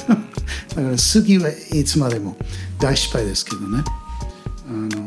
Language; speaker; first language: Japanese; non-native, fluent; English